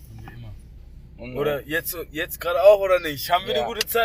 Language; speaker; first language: German; native; German